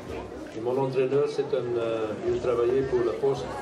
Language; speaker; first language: French; non-native, learner; Dutch